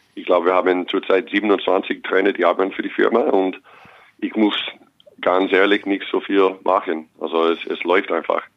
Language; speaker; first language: German; non-native, fluent; English